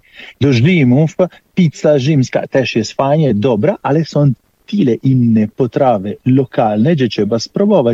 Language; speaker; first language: Polish; non-native, fluent; Italian